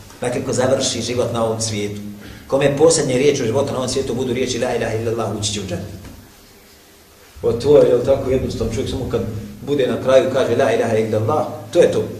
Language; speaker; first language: Bosnian; native; Bosnian